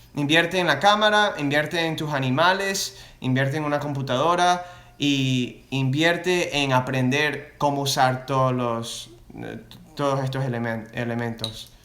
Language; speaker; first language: Spanish; early bilingual, other home language; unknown